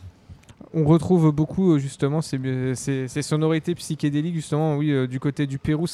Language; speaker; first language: French; native; French